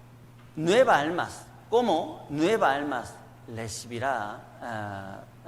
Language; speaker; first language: Spanish; non-native, learner; Korean